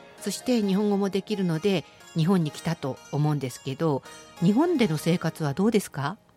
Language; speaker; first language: Japanese; native; Japanese